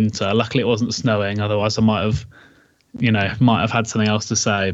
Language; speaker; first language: English; native; English